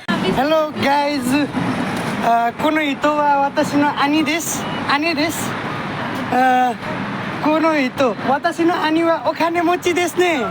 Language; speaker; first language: Japanese; non-native, learner; Nepali